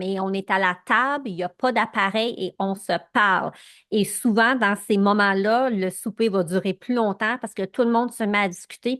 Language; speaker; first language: French; native; French